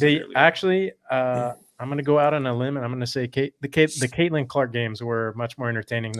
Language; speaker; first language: English; native; English